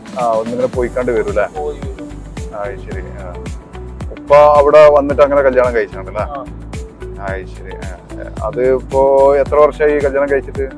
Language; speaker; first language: Malayalam; native; Malayalam